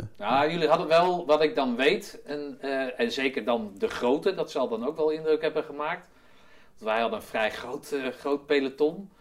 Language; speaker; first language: Dutch; native; Dutch